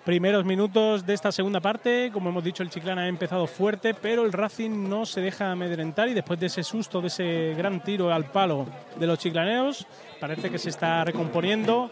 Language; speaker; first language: Spanish; native; Spanish